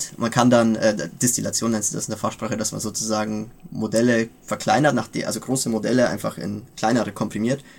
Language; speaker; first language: German; native; German